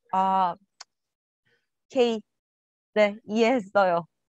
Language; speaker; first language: Korean; non-native, learner; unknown